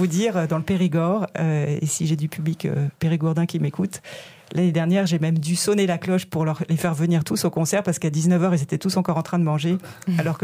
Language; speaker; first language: French; native; French